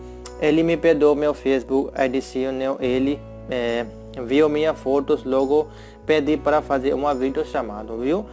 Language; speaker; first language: Portuguese; non-native, learner; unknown